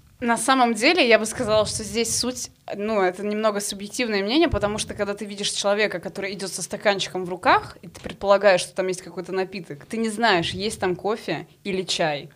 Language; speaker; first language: Russian; non-native, fluent; Arabic